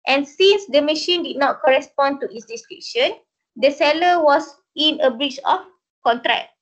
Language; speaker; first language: English; non-native, local second language; Malay